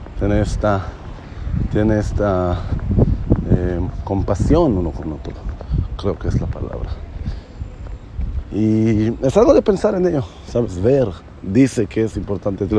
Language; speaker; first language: Spanish; non-native, fluent; Hebrew